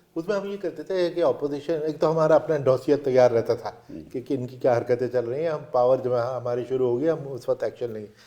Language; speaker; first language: Hindi; native; Hindi